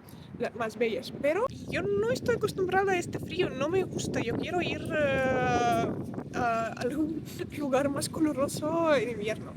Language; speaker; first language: Spanish; non-native, fluent; Russian